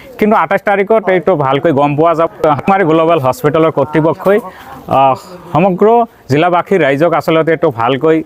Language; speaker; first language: Assamese; non-native, local second language; Bangla